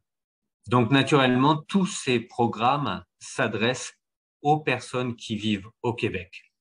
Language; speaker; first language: French; native; French